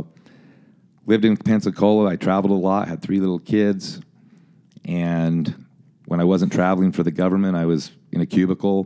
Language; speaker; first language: English; native; English